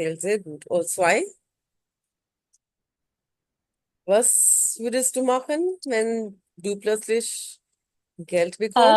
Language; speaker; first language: German; non-native, fluent; Urdu